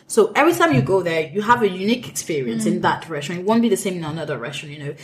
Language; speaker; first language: English; non-native, local second language; French